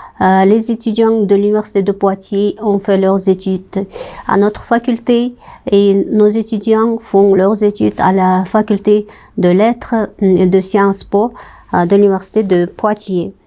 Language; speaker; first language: French; non-native, fluent; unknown